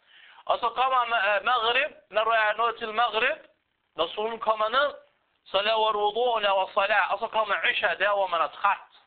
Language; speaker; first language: Danish; non-native, fluent; Arabic